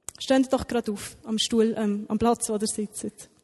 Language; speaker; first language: German; native; German